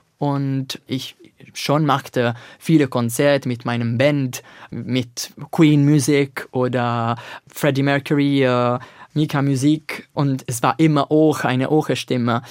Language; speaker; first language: German; non-native, learner; Italian